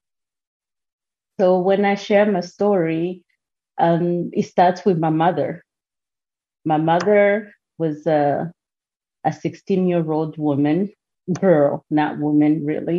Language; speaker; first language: English; non-native, local second language; Kinyarwanda